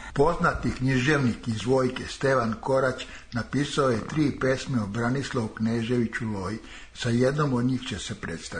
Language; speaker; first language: Serbian; native; Serbian